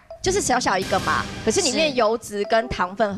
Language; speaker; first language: Chinese; native; Chinese